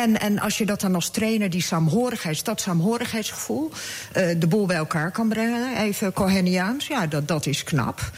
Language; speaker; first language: Dutch; early bilingual, other home language; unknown